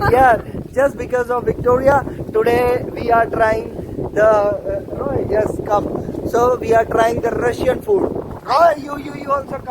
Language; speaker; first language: English; non-native, fluent; Hindi